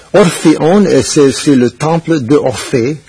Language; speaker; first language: French; non-native, fluent; Spanish